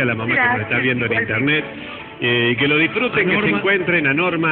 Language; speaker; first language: Spanish; native; Spanish